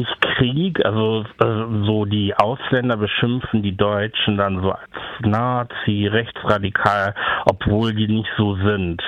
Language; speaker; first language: German; native; German